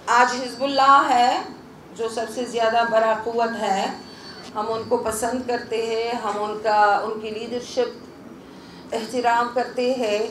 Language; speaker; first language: Urdu; non-native, fluent; Arabic